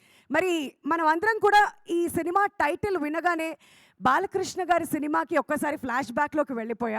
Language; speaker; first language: Telugu; native; Telugu